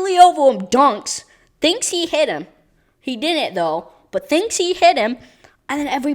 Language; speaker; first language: English; native; English